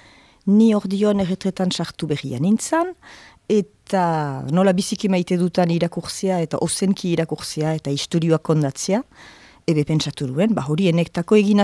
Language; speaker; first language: Basque; native; Basque